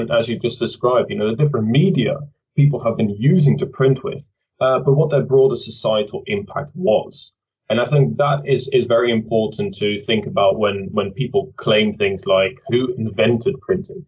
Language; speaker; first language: English; early bilingual, other home language; Dutch